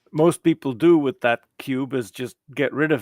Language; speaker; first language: English; native; English